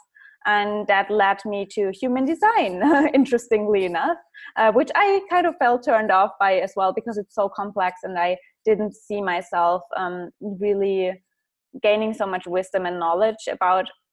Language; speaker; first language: English; non-native, fluent; German